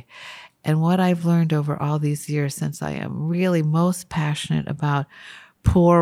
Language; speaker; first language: English; native; English